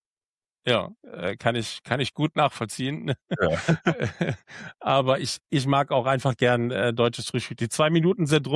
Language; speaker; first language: German; native; German